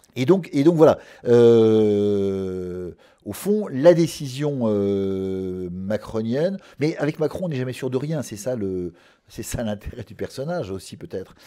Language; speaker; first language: French; native; French